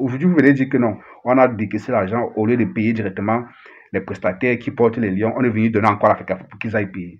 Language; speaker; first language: French; native; French